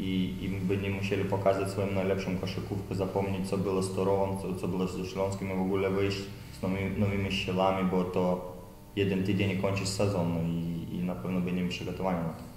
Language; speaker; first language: Polish; non-native, fluent; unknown